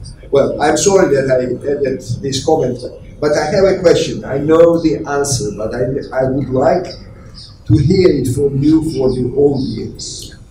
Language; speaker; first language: English; non-native, fluent; Russian